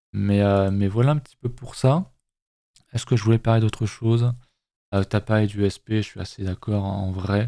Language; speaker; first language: French; native; French